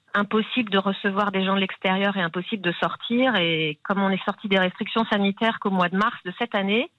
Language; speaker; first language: French; native; French